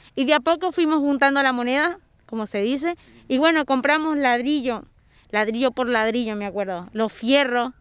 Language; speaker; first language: Spanish; native; Spanish